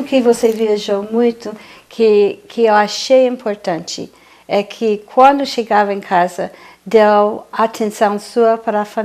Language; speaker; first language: Portuguese; non-native, fluent; English